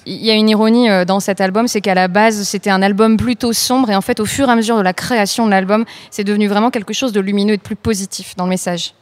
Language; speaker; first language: French; native; French